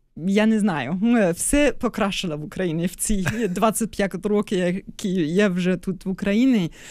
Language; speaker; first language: Ukrainian; non-native, fluent; German